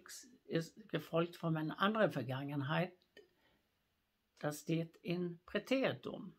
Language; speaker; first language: German; non-native, fluent; Swedish